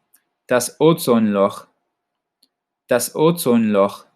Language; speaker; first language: German; non-native, fluent; English